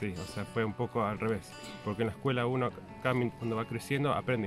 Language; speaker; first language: Spanish; early bilingual, heritage; Spanish